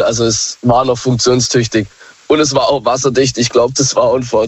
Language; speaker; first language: German; native; German